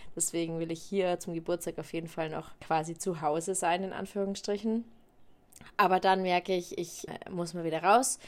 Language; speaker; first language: German; native; German